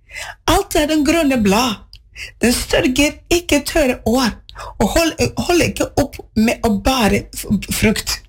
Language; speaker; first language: Norwegian; non-native, fluent; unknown